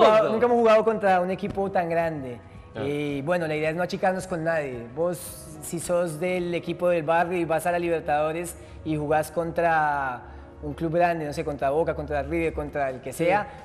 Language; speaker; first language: Spanish; native; Spanish